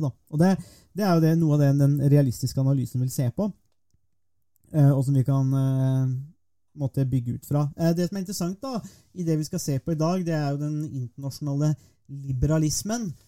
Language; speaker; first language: Norwegian; native; Norwegian